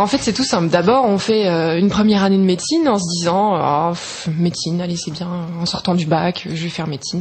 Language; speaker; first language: French; native; French